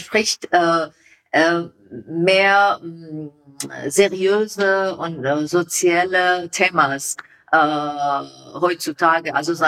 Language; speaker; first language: German; non-native, learner; Persian